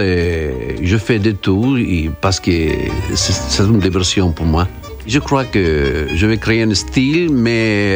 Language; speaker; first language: French; non-native, fluent; Spanish